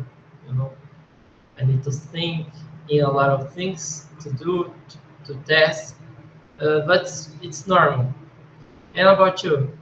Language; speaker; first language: English; non-native, learner; Portuguese